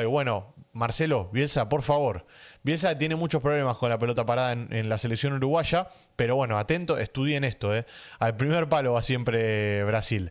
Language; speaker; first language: Spanish; native; Spanish